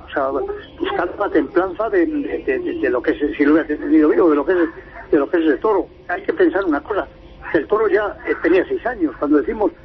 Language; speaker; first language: Spanish; native; Spanish